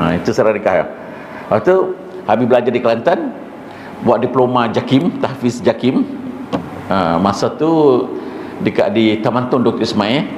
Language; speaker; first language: Malay; early bilingual, heritage; Malay